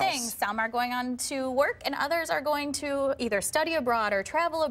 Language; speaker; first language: English; native; English